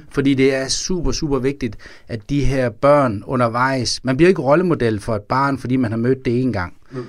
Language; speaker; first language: Danish; native; Danish